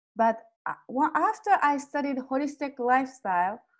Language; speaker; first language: English; non-native, fluent; Japanese